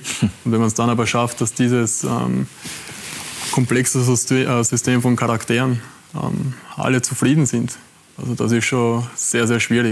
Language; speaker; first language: German; native; German